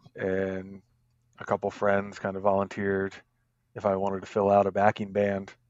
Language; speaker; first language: English; native; English